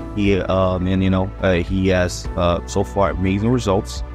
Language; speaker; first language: English; non-native, local second language; Yoruba